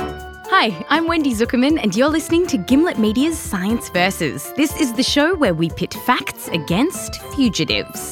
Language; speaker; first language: English; native; English